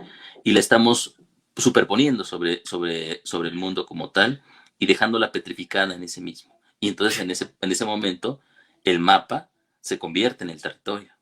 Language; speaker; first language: Spanish; native; Spanish